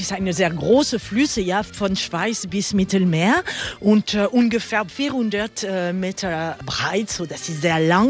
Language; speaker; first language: German; non-native, fluent; French